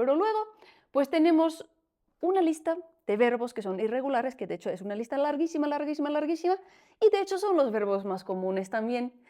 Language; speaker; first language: Spanish; non-native, fluent; Finnish